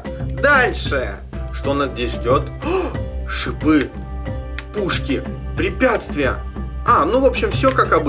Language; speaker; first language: Russian; native; Russian